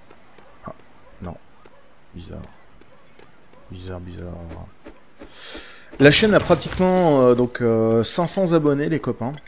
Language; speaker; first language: French; native; French